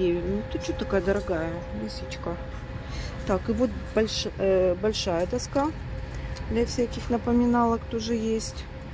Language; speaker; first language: Russian; native; Russian